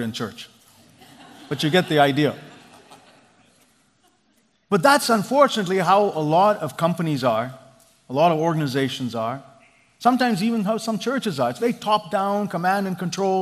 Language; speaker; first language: English; non-native, local second language; Malayalam